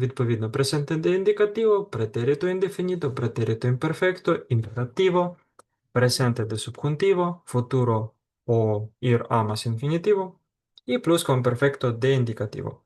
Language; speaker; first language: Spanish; non-native, fluent; Ukrainian